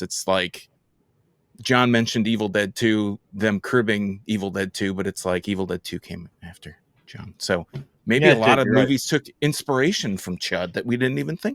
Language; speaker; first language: English; native; English